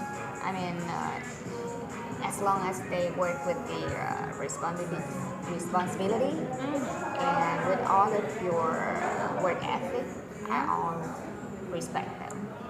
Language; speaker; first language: English; non-native, fluent; Vietnamese